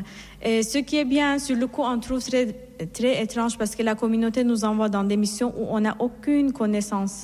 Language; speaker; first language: French; non-native, fluent; Assyrian Neo-Aramaic